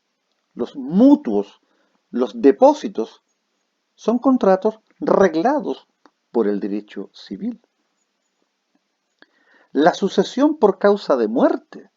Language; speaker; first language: Spanish; native; Spanish